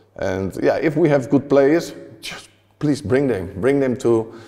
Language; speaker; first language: English; non-native, fluent; Dutch